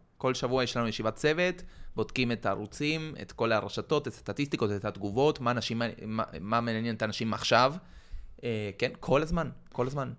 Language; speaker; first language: Hebrew; non-native, fluent; Spanish